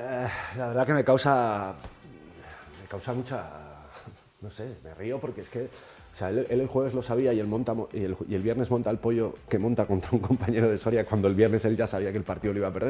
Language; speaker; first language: Spanish; native; Spanish